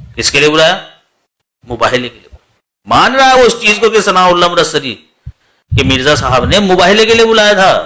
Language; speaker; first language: Urdu; native; Urdu